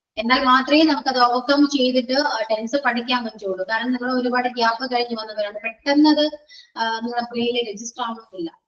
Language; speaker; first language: Malayalam; native; Malayalam